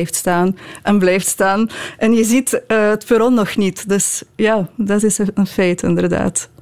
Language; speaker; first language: Dutch; non-native, fluent; Ukrainian